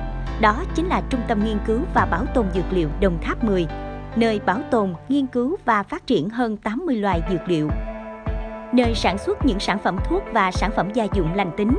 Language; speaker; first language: Vietnamese; native; Vietnamese